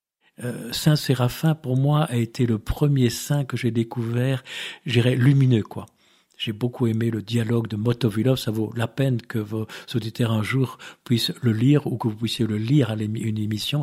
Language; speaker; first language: French; native; French